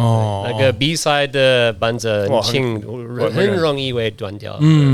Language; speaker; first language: Chinese; non-native, learner; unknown